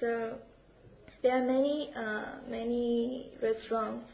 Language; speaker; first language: English; non-native, learner; Chinese